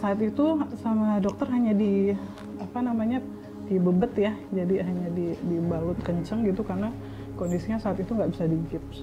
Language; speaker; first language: Indonesian; native; Indonesian